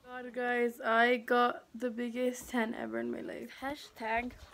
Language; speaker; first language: English; early bilingual, other home language; Spanish